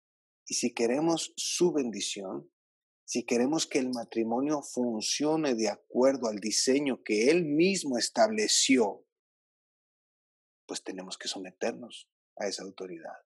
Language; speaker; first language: Spanish; native; Spanish